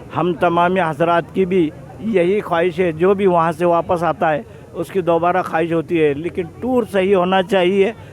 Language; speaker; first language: Urdu; native; Urdu